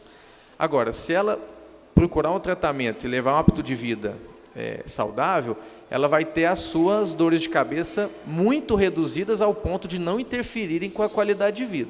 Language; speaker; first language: Portuguese; native; Portuguese